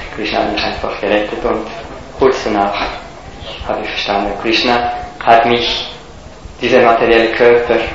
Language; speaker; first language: German; non-native, fluent; Italian